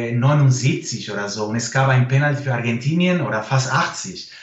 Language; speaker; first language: German; non-native, fluent; Spanish